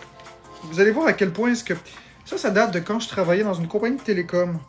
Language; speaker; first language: French; native; French